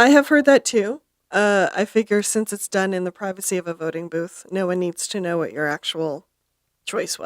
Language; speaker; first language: English; native; English